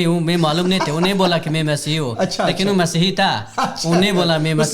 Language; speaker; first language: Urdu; non-native, learner; Hazaragi